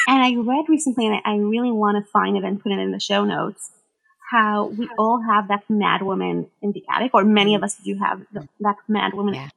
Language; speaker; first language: English; non-native, fluent; Hebrew